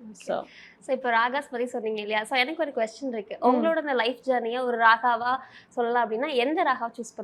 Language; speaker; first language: Tamil; native; Tamil